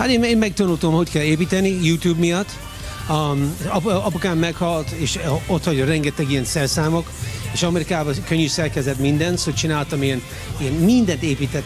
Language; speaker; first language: Hungarian; early bilingual, heritage; English